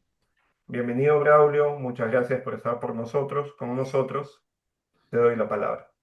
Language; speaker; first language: Spanish; native; Spanish